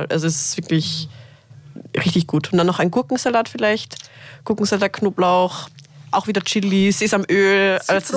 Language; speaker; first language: German; native; German